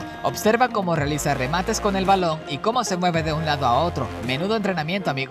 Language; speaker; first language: Spanish; native; Spanish